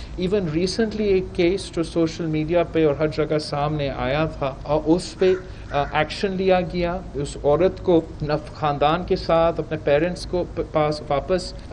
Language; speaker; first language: Urdu; native; Urdu